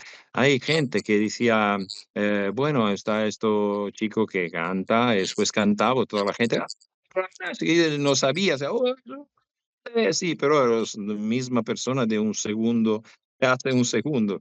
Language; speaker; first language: Spanish; non-native, learner; Italian